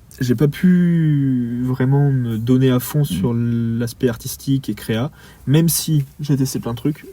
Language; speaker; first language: French; native; French